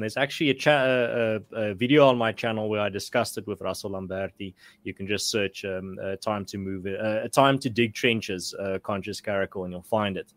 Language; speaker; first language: English; non-native, local second language; Afrikaans